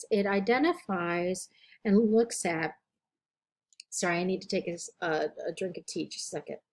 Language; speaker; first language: English; native; English